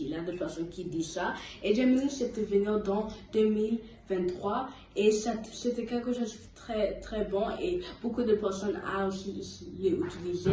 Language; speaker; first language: French; early bilingual, heritage; French